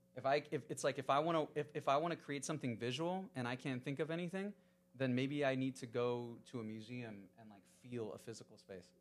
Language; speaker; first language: English; early bilingual, other home language; Spanish